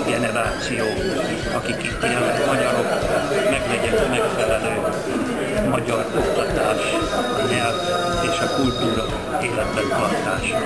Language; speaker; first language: Hungarian; early bilingual, heritage; Hungarian